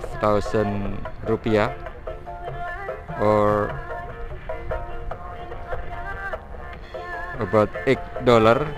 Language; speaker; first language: English; non-native, learner; Indonesian